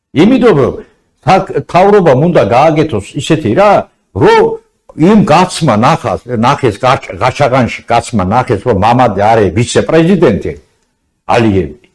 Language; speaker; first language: Georgian; non-native, local second language; Azerbaijani